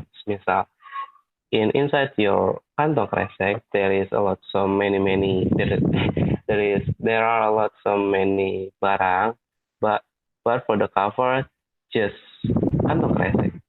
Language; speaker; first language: English; non-native, learner; Indonesian